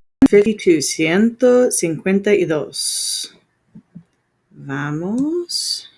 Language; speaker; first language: Spanish; non-native, learner; English